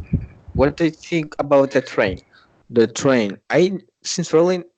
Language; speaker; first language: English; non-native, learner; Spanish